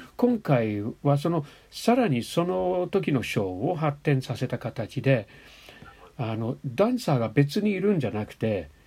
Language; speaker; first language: Japanese; non-native, fluent; English